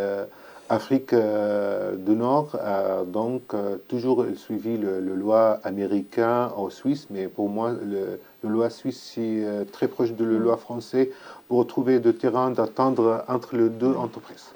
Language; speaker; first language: French; non-native, learner; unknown